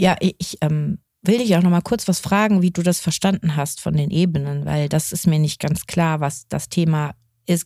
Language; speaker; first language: German; native; German